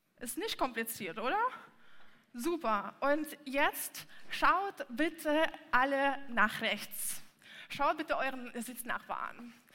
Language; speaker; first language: German; non-native, fluent; Russian